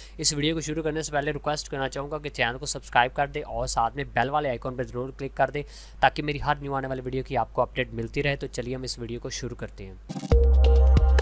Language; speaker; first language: Urdu; native; Urdu